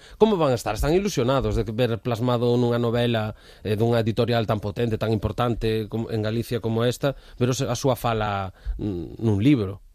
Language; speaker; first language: Galician; native; Galician